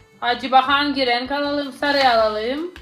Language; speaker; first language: Turkish; non-native, learner; Russian